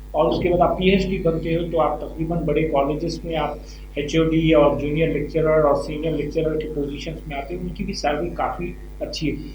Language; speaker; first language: Hindi; non-native, local second language; Urdu